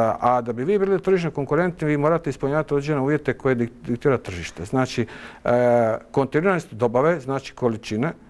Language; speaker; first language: Croatian; native; Croatian